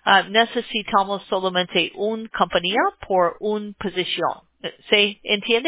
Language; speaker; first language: Spanish; non-native, learner; English